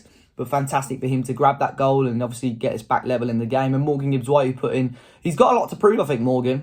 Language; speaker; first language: English; native; English